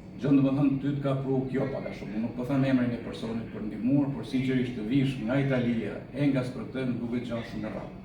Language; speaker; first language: Albanian; native; Albanian